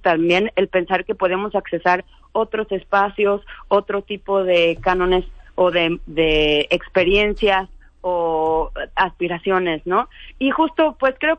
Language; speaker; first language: Spanish; native; Spanish